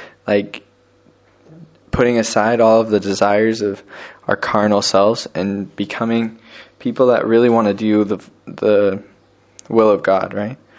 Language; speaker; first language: English; native; English